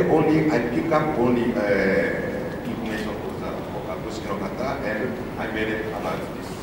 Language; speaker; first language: English; non-native, learner; Japanese